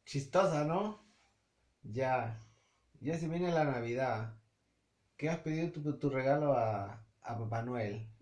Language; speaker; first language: Spanish; native; Spanish